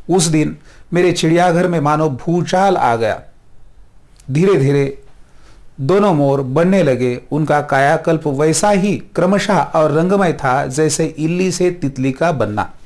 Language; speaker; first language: Hindi; non-native, local second language; Marathi